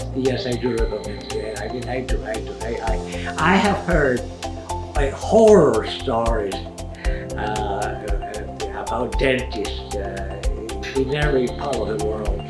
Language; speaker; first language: English; non-native, local second language; Spanish